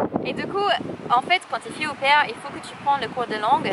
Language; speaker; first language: French; non-native, fluent; English